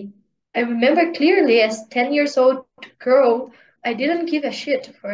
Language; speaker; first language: English; non-native, learner; Portuguese